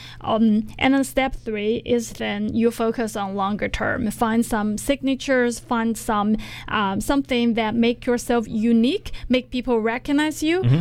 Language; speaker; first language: English; non-native, fluent; Chinese